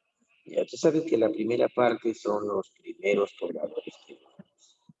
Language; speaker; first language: Spanish; native; Spanish